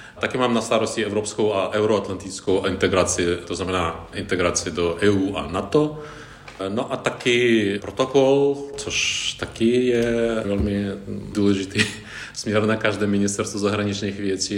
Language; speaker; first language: Czech; non-native, fluent; Ukrainian